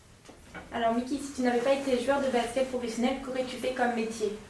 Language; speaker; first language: French; native; French